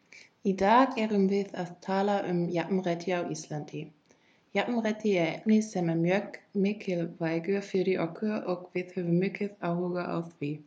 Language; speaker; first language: Icelandic; non-native, learner; German